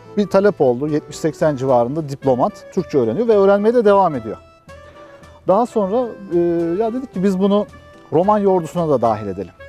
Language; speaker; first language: Turkish; native; Turkish